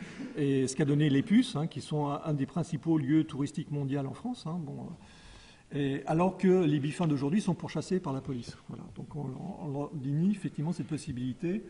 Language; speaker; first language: French; native; French